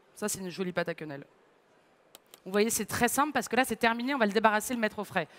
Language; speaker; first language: French; native; French